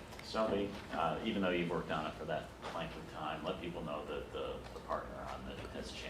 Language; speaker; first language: English; native; English